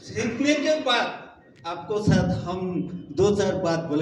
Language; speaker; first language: Hindi; non-native, learner; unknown